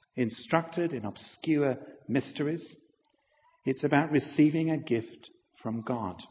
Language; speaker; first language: English; native; English